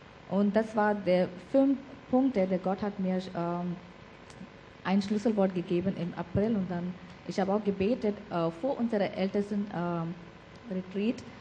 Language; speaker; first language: German; non-native, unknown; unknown